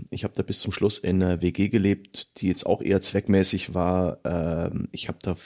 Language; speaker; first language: German; native; German